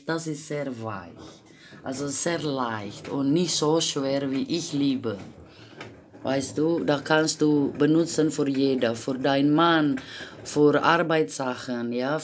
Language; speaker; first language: German; non-native, fluent; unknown